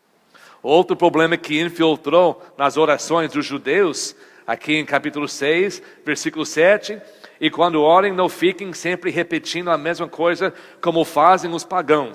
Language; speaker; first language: Portuguese; non-native, fluent; English